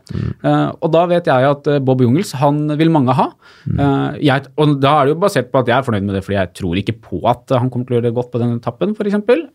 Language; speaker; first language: Norwegian; native; Norwegian